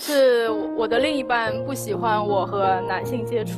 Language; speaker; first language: Chinese; native; Chinese